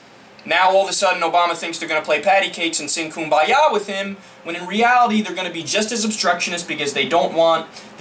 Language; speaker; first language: English; native; English